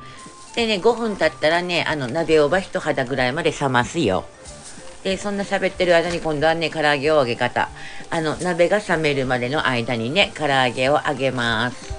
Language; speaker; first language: Japanese; native; Japanese